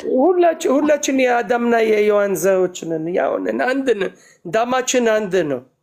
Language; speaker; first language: Amharic; non-native, fluent; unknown